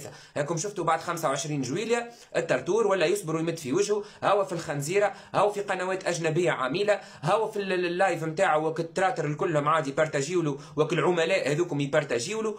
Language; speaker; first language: Arabic; native; Arabic